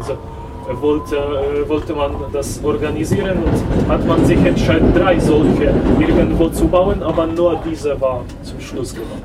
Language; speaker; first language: German; non-native, fluent; Polish